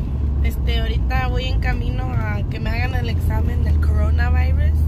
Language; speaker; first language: Spanish; early bilingual, other home language; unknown